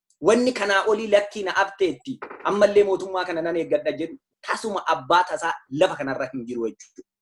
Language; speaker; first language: Oromo; native; Oromo